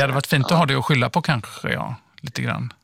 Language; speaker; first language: Swedish; native; Swedish